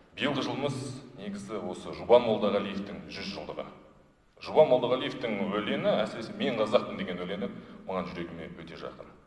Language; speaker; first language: Kazakh; non-native, local second language; Russian